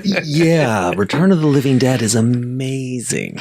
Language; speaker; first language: English; native; English